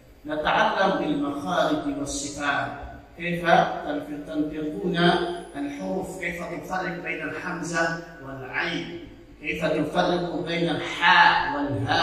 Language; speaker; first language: Arabic; non-native, fluent; Indonesian